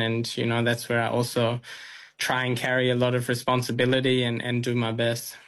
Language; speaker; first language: English; early bilingual, other home language; Punjabi